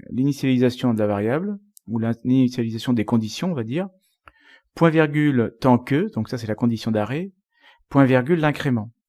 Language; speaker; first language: French; native; French